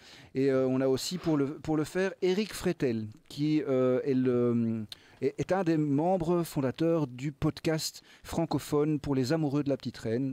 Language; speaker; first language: French; native; French